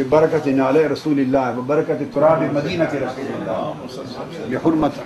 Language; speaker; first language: Arabic; non-native, learner; Urdu